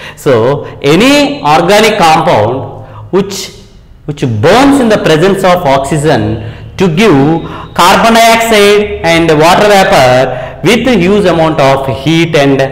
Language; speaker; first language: English; non-native, local second language; Telugu